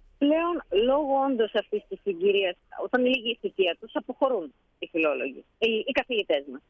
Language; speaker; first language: Greek; native; Greek